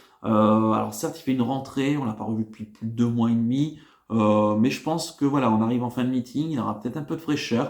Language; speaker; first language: French; native; French